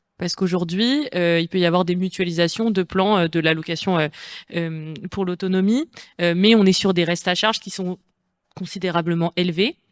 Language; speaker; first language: French; native; French